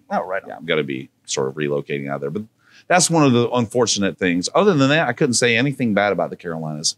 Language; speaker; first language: English; native; English